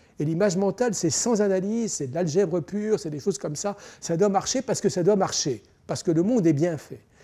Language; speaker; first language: French; native; French